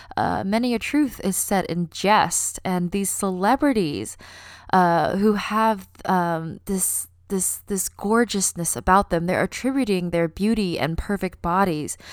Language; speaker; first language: English; native; English